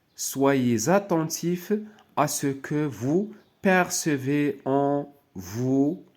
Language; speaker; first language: French; non-native, local second language; Arabic